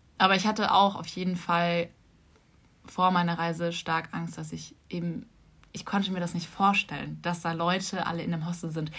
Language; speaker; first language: German; native; German